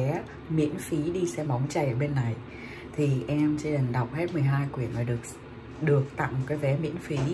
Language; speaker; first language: Vietnamese; native; Vietnamese